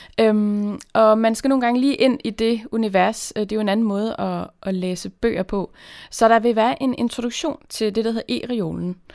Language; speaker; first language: Danish; native; Danish